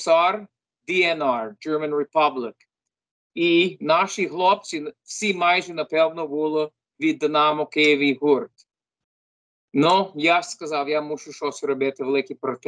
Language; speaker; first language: Ukrainian; early bilingual, heritage; Ukrainian